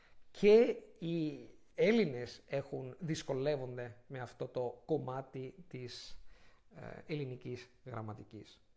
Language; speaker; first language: Greek; non-native, fluent; Italian